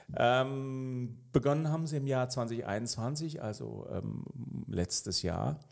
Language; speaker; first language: German; native; German